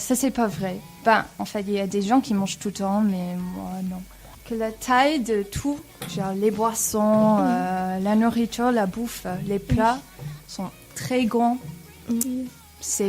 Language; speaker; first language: French; non-native, learner; English